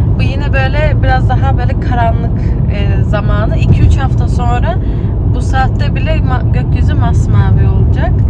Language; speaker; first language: Turkish; early bilingual, heritage; Turkish